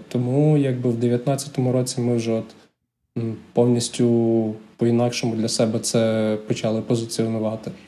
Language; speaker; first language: Ukrainian; native; Ukrainian